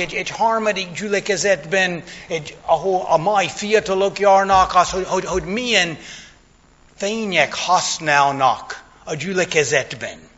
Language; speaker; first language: Hungarian; non-native, fluent; English